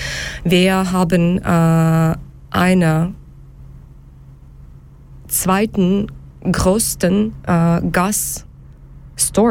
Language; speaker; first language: German; non-native, learner; Ukrainian